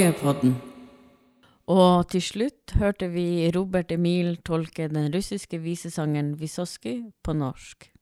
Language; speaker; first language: Norwegian; native; Norwegian